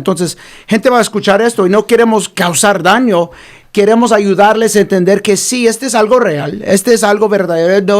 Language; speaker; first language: Spanish; early bilingual, heritage; Spanish